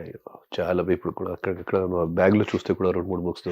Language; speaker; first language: Telugu; non-native, local second language; Hindi